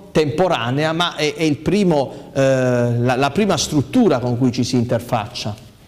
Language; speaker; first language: Italian; native; Italian